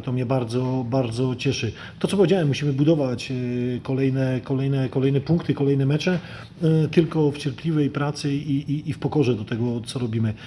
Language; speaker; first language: Polish; native; Polish